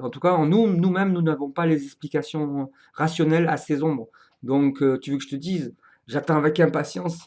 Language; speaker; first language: French; native; French